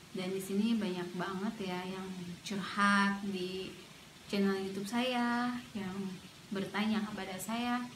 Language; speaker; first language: Indonesian; native; Indonesian